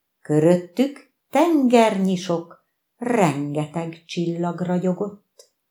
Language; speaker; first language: Hungarian; native; Hungarian